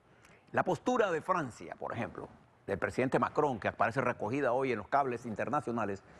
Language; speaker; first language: Spanish; native; Spanish